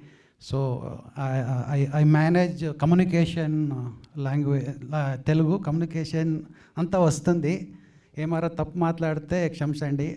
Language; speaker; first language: Telugu; non-native, learner; Kannada